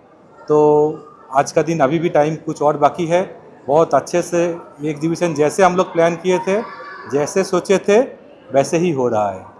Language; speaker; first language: Hindi; native; Hindi